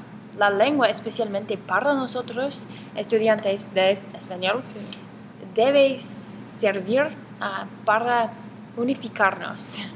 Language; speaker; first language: Spanish; non-native, learner; English